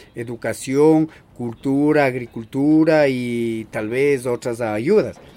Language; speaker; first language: Spanish; non-native, local second language; Quechua